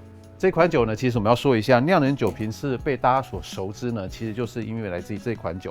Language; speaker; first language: Chinese; native; Chinese